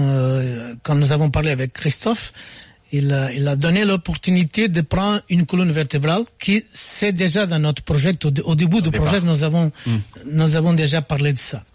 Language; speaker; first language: French; non-native, fluent; Portuguese